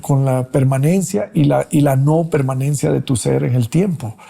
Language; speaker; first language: Spanish; native; Spanish